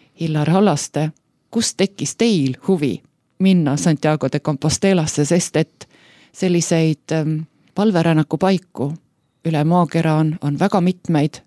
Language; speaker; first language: Estonian; native; Estonian